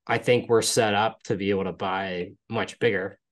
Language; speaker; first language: English; native; English